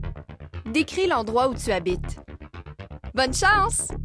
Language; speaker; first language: French; native; French